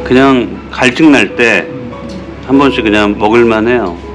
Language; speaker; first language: Korean; native; Korean